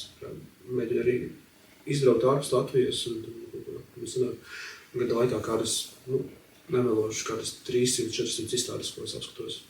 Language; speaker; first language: Latvian; native; Latvian